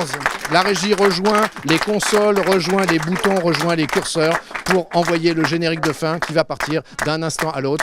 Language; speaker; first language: French; native; French